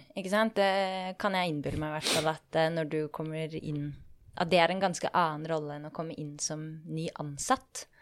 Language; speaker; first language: Norwegian; native; Norwegian